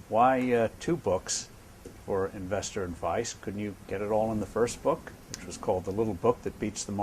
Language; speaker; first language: English; native; English